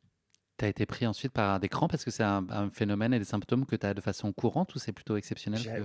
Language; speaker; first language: French; native; French